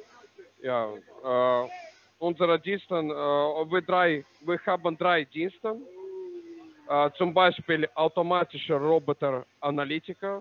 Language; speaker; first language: German; non-native, learner; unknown